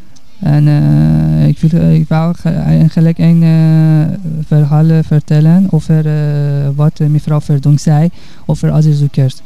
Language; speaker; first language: Dutch; non-native, learner; Persian